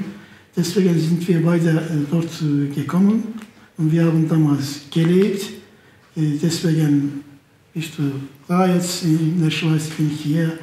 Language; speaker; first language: German; non-native, fluent; Turkish